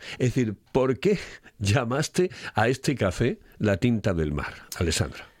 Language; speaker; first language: Spanish; native; Spanish